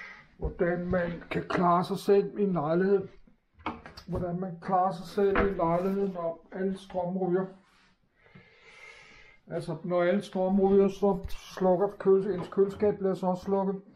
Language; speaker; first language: Danish; non-native, fluent; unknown